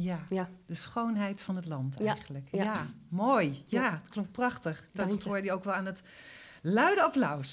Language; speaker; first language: Dutch; native; Dutch